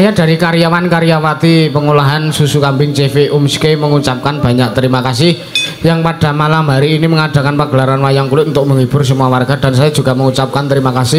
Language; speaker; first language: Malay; non-native, local second language; Javanese